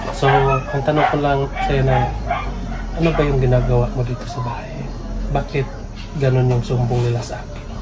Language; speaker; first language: Filipino; non-native, local second language; Cebuano